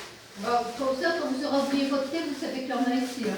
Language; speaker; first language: French; native; French